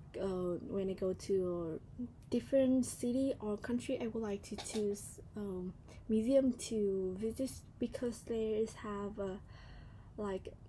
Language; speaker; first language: English; non-native, learner; Vietnamese